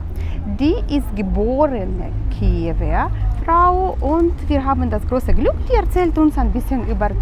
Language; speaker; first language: German; non-native, learner; Russian